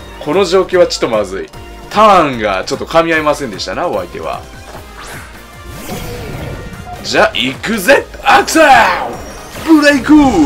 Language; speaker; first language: Japanese; native; Japanese